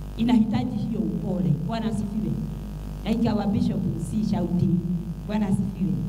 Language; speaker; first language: Swahili; non-native, local second language; Kikuyu